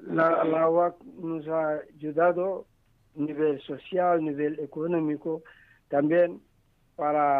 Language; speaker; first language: Spanish; non-native, learner; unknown